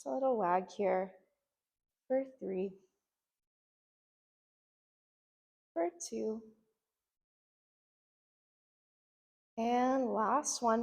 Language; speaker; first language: English; native; English